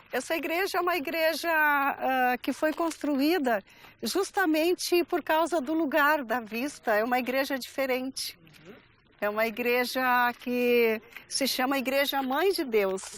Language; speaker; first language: Portuguese; early bilingual, other home language; Galician